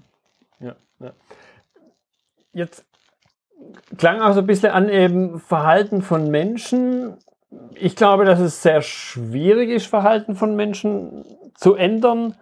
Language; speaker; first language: German; native; German